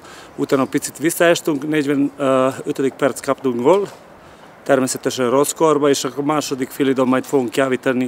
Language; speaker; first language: Hungarian; non-native, fluent; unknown